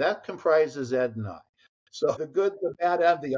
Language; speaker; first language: English; native; English